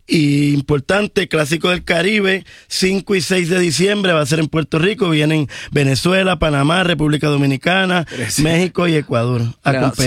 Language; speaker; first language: Spanish; native; Spanish